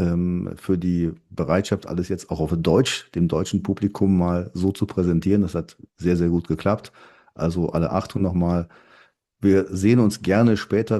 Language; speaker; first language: German; native; German